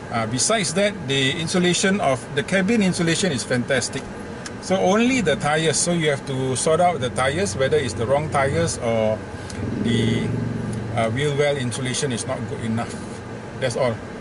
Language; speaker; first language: English; non-native, local second language; Malay